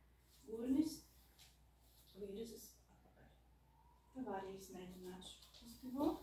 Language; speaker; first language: Latvian; non-native, learner; Russian